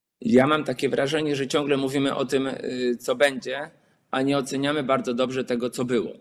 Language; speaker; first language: Polish; native; Polish